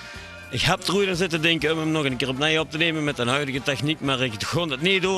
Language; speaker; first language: Dutch; native; Dutch